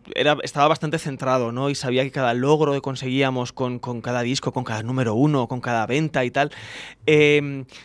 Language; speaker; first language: Spanish; native; Spanish